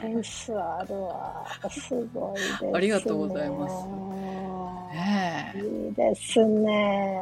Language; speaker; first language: Japanese; native; Japanese